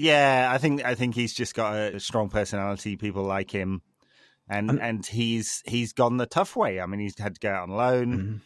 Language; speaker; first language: English; native; English